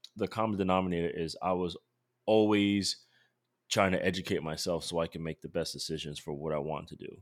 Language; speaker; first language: English; native; English